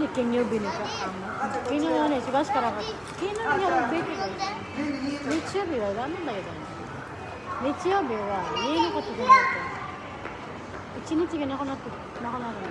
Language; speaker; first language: Japanese; non-native, fluent; Filipino